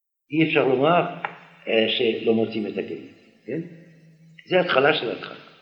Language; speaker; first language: Hebrew; non-native, fluent; French